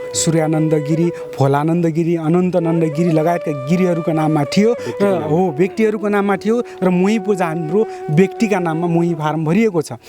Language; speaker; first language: Nepali; non-native, local second language; Dangaura Tharu